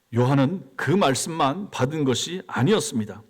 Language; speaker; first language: Korean; native; Korean